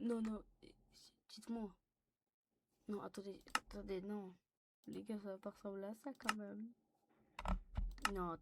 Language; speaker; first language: French; native; French